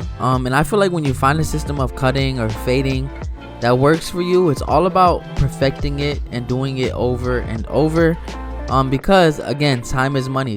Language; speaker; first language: English; native; English